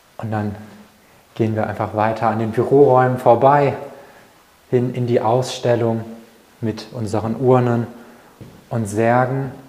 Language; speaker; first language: German; native; German